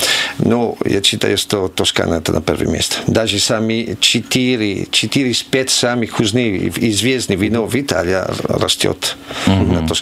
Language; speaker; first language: Russian; non-native, learner; Italian